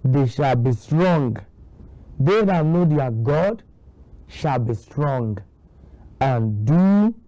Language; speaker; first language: English; non-native, local second language; Yoruba